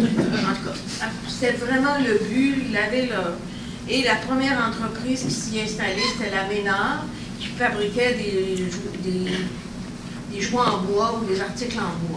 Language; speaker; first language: French; native; French